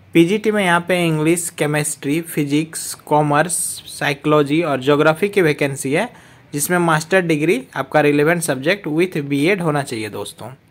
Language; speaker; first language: Hindi; native; Hindi